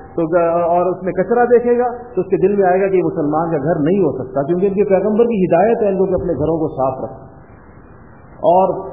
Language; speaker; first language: Urdu; non-native, local second language; Pashto